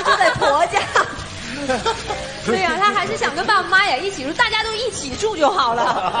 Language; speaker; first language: Chinese; native; Chinese